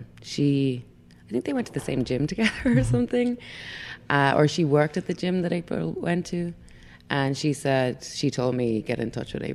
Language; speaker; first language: English; native; English